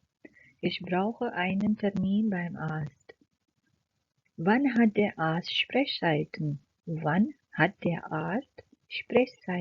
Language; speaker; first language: German; non-native, fluent; Urdu